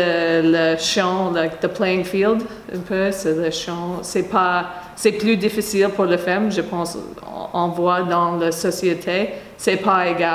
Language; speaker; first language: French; non-native, fluent; English